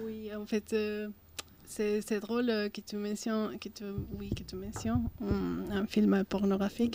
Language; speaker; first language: French; non-native, fluent; Spanish